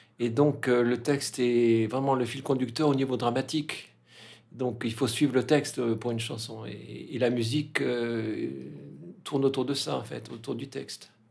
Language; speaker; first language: French; native; French